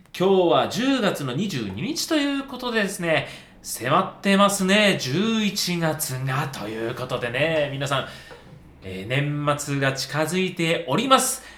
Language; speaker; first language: Japanese; native; Japanese